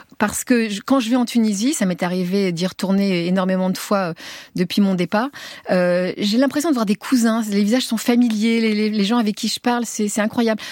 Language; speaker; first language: French; early bilingual, other home language; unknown